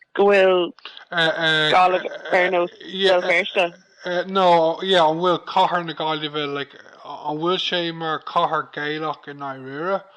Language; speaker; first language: Irish; non-native, local second language; English